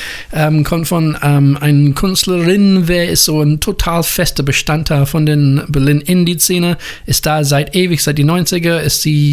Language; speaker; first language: German; non-native, learner; English